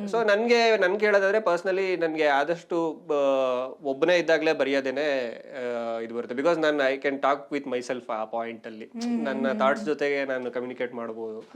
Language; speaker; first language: Kannada; native; Kannada